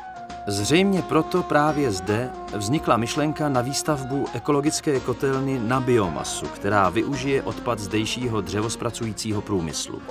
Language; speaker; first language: Czech; native; Czech